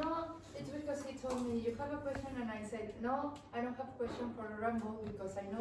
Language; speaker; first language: English; non-native, learner; Spanish